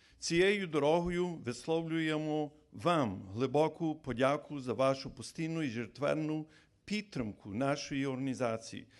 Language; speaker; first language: Ukrainian; early bilingual, heritage; Ukrainian